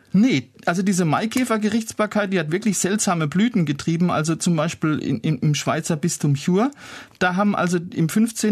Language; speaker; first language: German; native; German